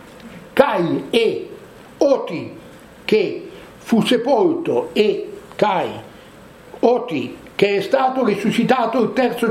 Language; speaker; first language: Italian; native; Italian